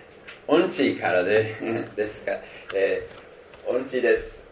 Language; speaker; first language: Japanese; non-native, fluent; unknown